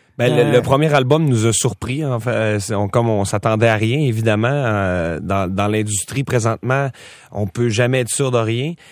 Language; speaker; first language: French; native; French